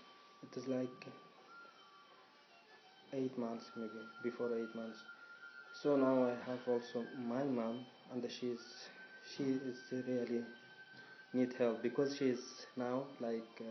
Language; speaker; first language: English; non-native, learner; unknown